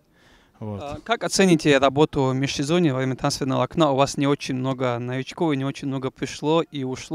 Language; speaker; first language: Russian; native; Russian